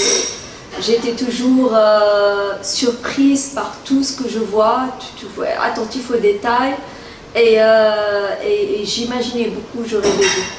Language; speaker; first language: French; non-native, local second language; Arabic